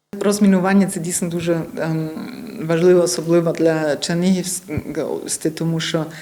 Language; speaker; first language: Ukrainian; non-native, learner; German